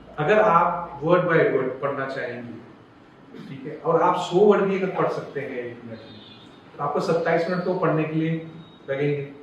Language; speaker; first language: Hindi; non-native, local second language; Gujarati